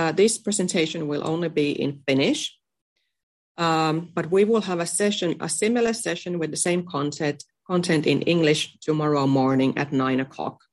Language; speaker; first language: English; non-native, fluent; Finnish